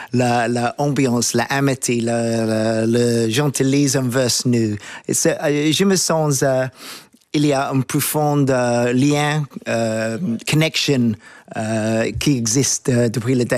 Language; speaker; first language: French; non-native, learner; English